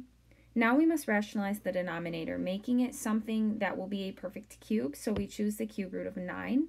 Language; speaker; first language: English; native; English